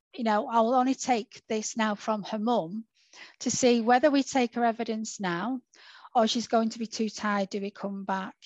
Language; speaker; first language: English; native; English